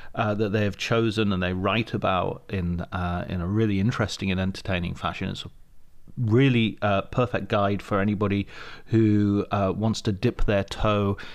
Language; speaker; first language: English; native; English